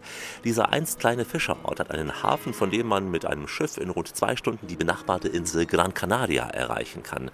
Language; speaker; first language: German; native; German